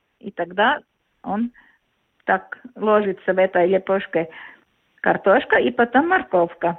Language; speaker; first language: Russian; non-native, local second language; Latvian